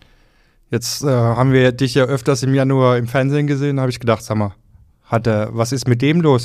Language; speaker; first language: German; native; German